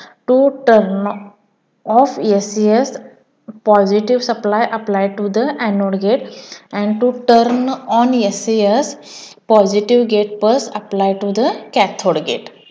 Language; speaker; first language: English; non-native, local second language; Marathi